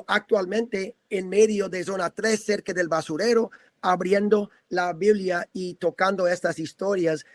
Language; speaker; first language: Spanish; non-native, fluent; English